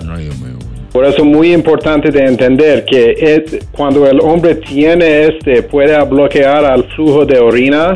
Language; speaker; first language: Spanish; non-native, learner; English